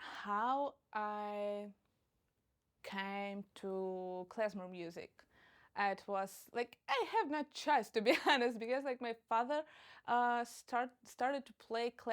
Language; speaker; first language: English; non-native, fluent; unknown